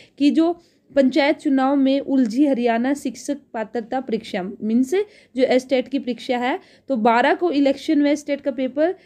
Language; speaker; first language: Hindi; native; Hindi